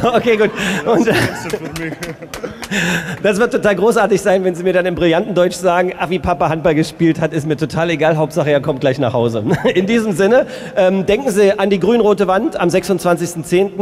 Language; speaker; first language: German; native; German